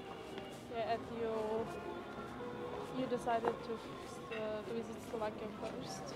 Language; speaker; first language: English; non-native, learner; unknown